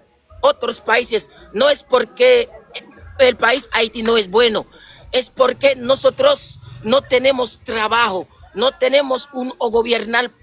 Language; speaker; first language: Spanish; non-native, local second language; Haitian Creole